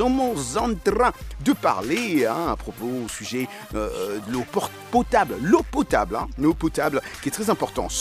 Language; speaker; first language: French; non-native, local second language; Lingala